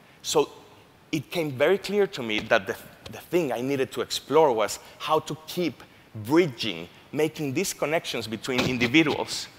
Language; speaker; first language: English; non-native, fluent; Spanish